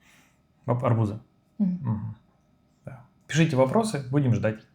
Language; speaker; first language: Russian; native; Russian